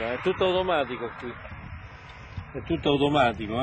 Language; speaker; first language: Italian; native; Italian